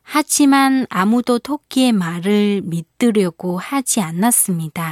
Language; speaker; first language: Korean; non-native, fluent; Vietnamese